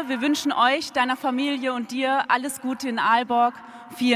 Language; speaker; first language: German; native; German